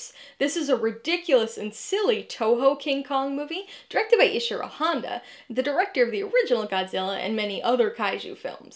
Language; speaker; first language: English; native; English